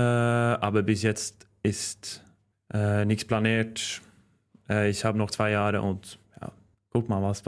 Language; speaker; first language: German; non-native, fluent; Norwegian